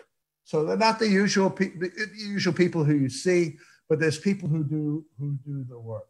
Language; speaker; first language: English; early bilingual, other home language; Yiddish